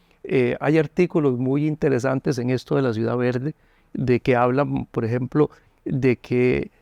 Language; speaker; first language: Spanish; native; Spanish